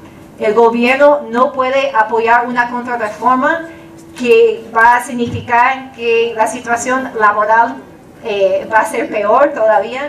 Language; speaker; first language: Spanish; non-native, fluent; English